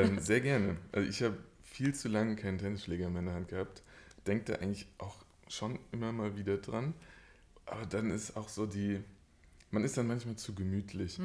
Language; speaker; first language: German; native; German